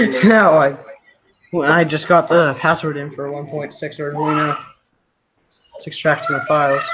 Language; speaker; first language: English; native; English